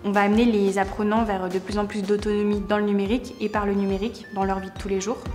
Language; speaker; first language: French; native; French